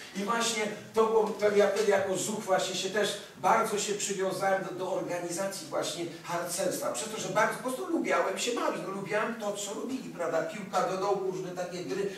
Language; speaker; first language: Polish; early bilingual, heritage; Polish